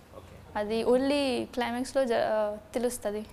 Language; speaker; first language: Telugu; non-native, fluent; Hindi